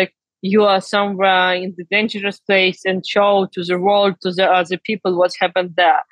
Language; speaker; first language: English; non-native, learner; Ukrainian